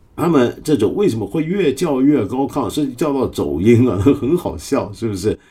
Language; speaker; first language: Chinese; non-native, local second language; Cantonese